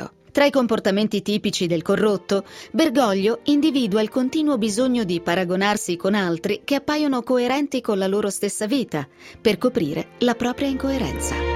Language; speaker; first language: Italian; native; Italian